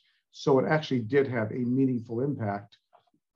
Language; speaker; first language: English; native; English